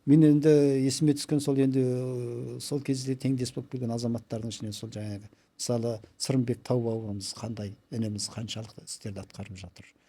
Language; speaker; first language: Kazakh; early bilingual, heritage; Kazakh